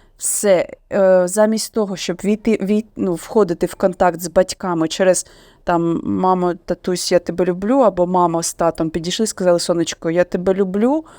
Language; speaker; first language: Ukrainian; non-native, local second language; Russian